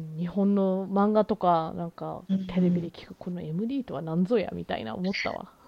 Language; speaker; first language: Japanese; early bilingual, heritage; Japanese